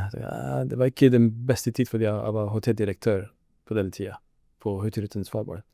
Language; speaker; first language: Norwegian; non-native, learner; Arabic